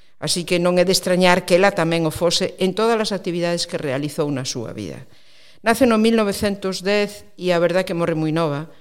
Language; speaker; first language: Galician; non-native, local second language; Spanish